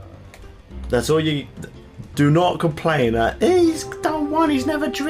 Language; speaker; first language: English; native; English